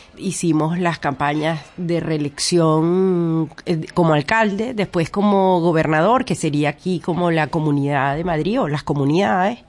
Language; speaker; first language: Spanish; native; Spanish